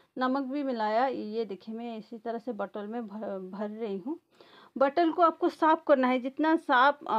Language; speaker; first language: Hindi; native; Hindi